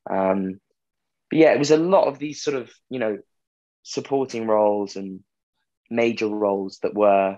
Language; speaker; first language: English; native; English